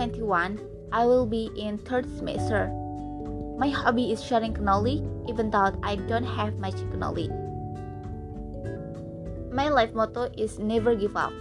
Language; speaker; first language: English; non-native, learner; Indonesian